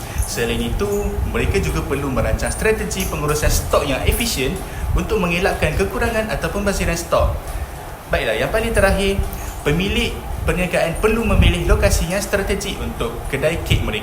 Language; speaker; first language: Malay; native; Malay